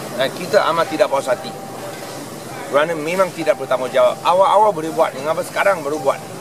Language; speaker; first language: Malay; non-native, local second language; Min Nan Chinese